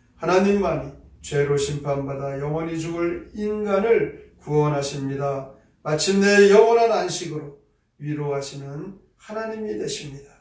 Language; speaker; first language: Korean; native; Korean